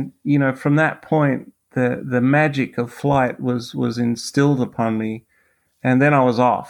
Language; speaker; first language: English; native; English